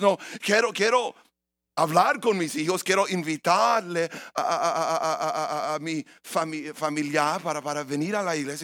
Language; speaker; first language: Spanish; early bilingual, heritage; English